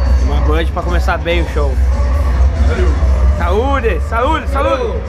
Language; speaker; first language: Portuguese; native; Portuguese